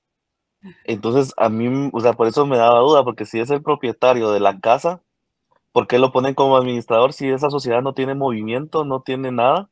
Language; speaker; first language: Spanish; native; Spanish